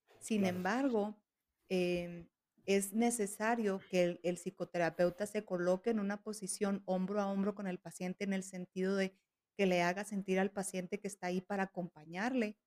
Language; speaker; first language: Spanish; native; Spanish